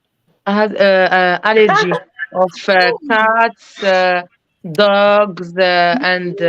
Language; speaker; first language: English; non-native, learner; French